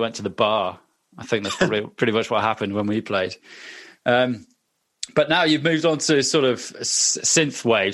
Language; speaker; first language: English; native; English